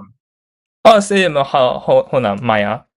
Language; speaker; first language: Cantonese; non-native, learner; Japanese